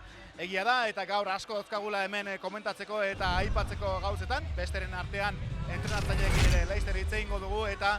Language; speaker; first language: Basque; native; Basque